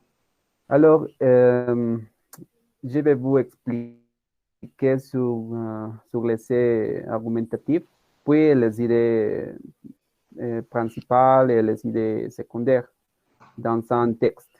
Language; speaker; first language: French; non-native, learner; Spanish